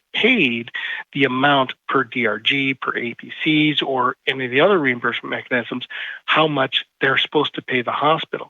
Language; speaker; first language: English; native; English